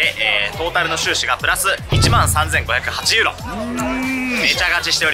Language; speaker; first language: Japanese; native; Japanese